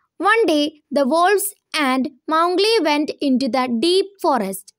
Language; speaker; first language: English; non-native, local second language; Malayalam